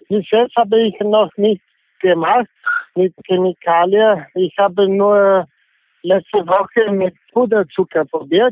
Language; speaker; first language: German; non-native, fluent; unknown